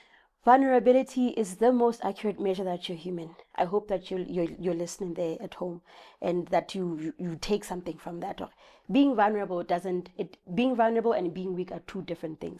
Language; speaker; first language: English; non-native, local second language; Southern Sotho